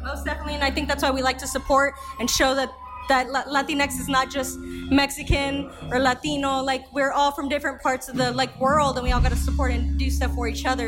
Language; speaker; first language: English; early bilingual, other home language; Spanish